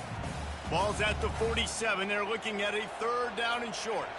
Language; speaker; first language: English; native; English